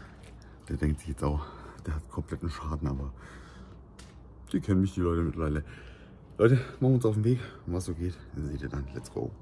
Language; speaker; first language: German; native; German